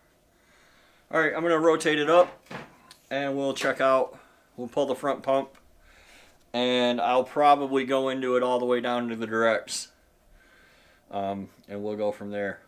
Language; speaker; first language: English; native; English